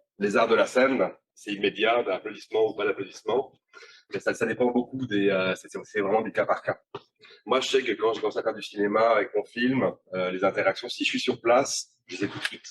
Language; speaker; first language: French; native; French